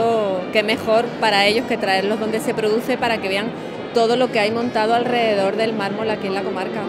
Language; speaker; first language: Spanish; native; Spanish